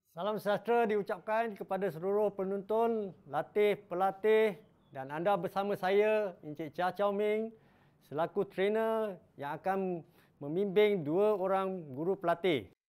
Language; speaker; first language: Malay; non-native, local second language; Chinese